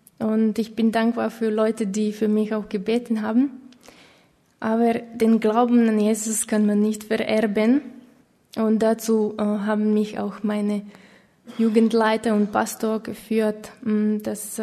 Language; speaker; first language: German; non-native, fluent; Slovak